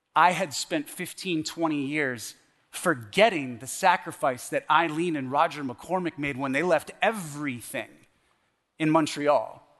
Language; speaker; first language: English; native; English